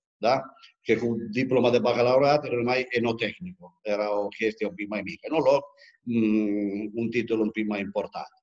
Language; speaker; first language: Romanian; non-native, fluent; Italian